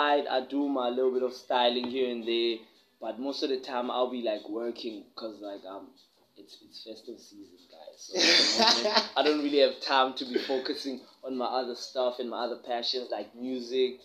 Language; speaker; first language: English; non-native, local second language; Xhosa